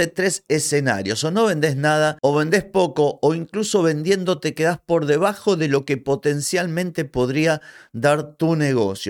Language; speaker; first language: Spanish; native; Spanish